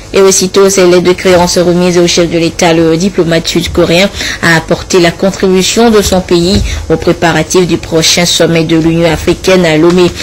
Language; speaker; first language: French; native; French